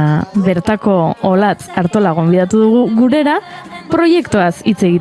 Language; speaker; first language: Basque; native; Basque